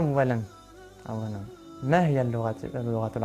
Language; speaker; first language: Arabic; non-native, learner; French